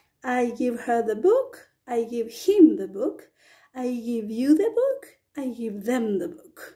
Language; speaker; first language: English; non-native, fluent; Spanish